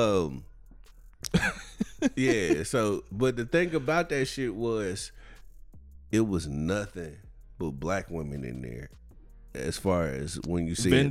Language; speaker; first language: English; native; English